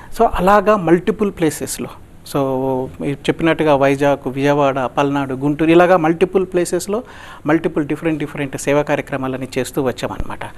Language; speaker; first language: Telugu; native; Telugu